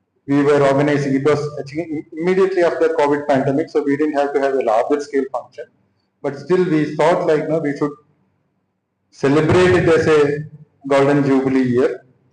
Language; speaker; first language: English; non-native, local second language; Malayalam